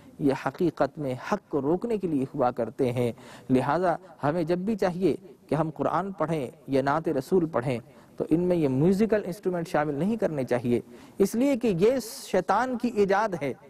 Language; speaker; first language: Urdu; native; Urdu